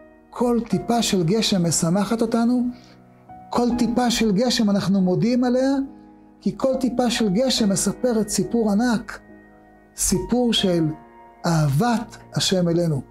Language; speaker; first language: Hebrew; native; Hebrew